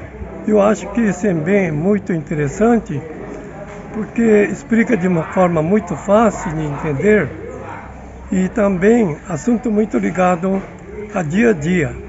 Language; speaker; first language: Portuguese; non-native, fluent; Japanese